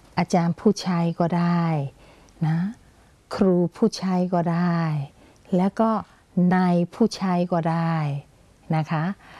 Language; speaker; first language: Thai; non-native, fluent; Burmese